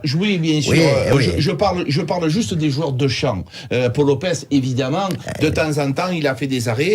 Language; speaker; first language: French; native; French